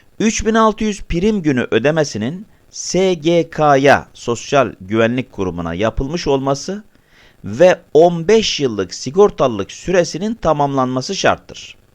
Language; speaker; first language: Turkish; native; Turkish